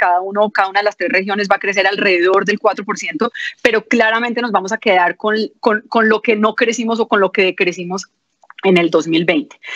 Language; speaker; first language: Spanish; native; Spanish